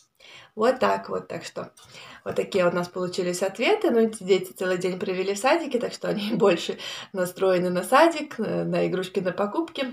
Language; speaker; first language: Russian; native; Russian